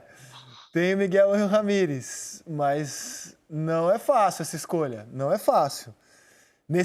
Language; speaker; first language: Portuguese; native; Portuguese